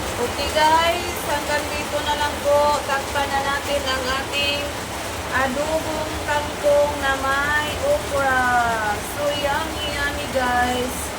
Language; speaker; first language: Filipino; non-native, local second language; Cebuano